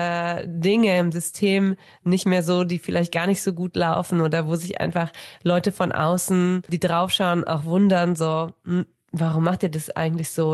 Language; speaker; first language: German; native; German